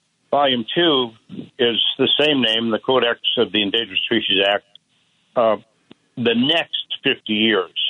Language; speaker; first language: English; native; English